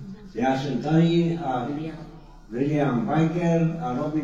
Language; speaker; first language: Czech; non-native, local second language; Romany